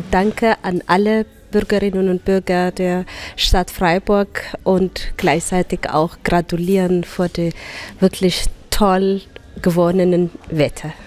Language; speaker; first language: German; non-native, fluent; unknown